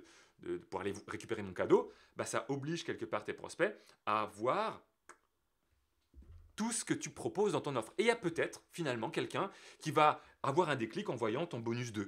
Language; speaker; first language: French; native; French